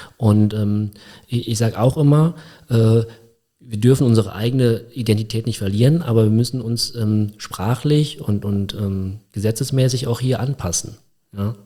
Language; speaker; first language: German; early bilingual, other home language; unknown